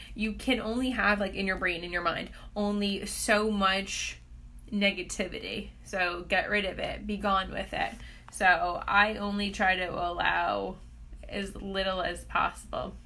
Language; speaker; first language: English; native; English